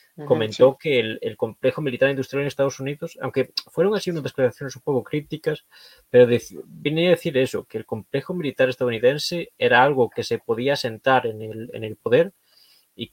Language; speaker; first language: Spanish; native; Spanish